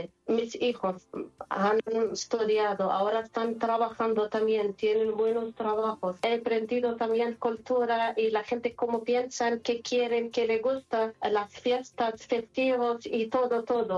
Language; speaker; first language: Spanish; non-native, local second language; Arabic